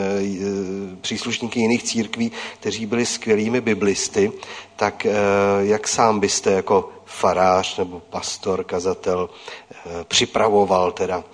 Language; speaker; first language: Czech; native; Czech